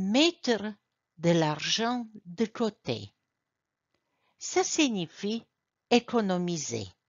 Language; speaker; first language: French; non-native, fluent; Croatian